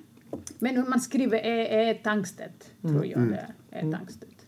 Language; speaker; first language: Swedish; non-native, fluent; Greek